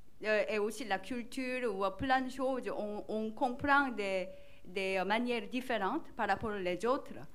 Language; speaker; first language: French; non-native, learner; Korean